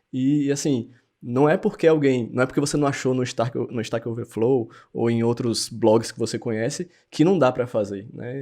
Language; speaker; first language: Portuguese; native; Portuguese